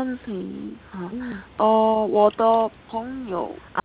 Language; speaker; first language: Chinese; non-native, learner; Korean